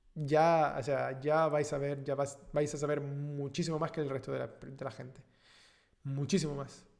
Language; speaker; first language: Spanish; native; Spanish